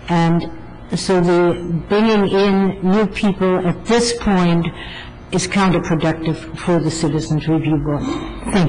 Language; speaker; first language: English; non-native, fluent; German